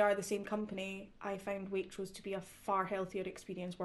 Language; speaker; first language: English; native; English